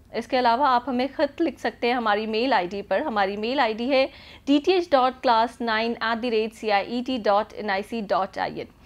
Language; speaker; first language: Hindi; native; Hindi